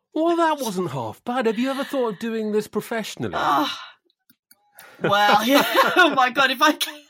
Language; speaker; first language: English; native; English